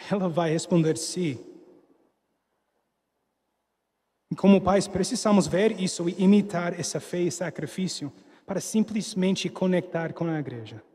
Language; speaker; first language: Portuguese; non-native, fluent; English